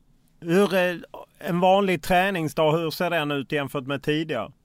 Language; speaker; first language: Swedish; native; Swedish